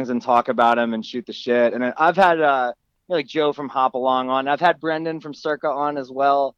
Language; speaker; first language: English; native; English